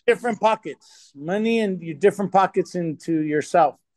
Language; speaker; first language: English; early bilingual, other home language; Spanish